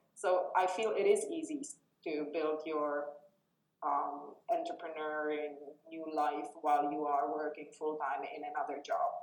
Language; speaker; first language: English; non-native, fluent; Czech